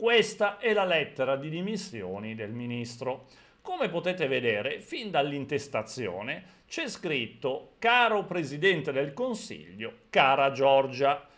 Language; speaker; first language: Italian; native; Italian